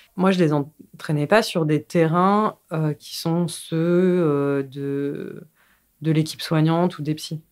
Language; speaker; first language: French; native; French